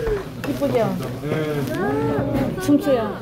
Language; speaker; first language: Korean; non-native, learner; Japanese